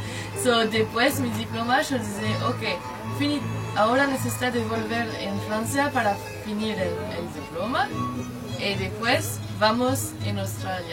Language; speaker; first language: Spanish; non-native, learner; French